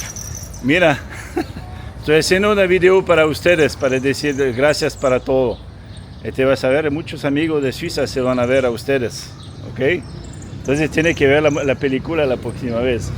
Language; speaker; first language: Spanish; non-native, learner; French